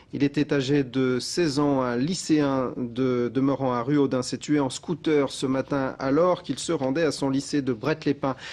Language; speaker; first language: French; native; French